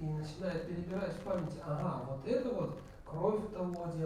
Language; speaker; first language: Russian; native; Russian